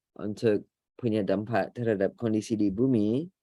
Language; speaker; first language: Indonesian; non-native, fluent; English